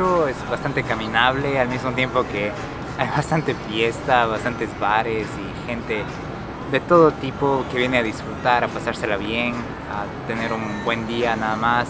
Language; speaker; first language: Spanish; native; Spanish